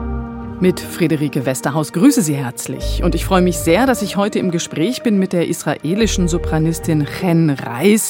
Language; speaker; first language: German; native; German